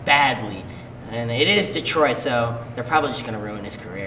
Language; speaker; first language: English; native; English